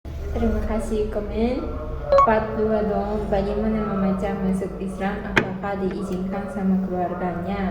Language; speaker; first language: Indonesian; non-native, learner; Japanese